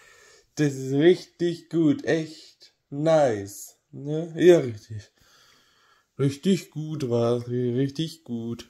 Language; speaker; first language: German; non-native, learner; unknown